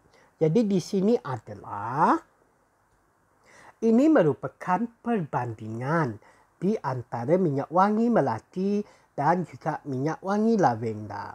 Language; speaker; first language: Malay; native; Malay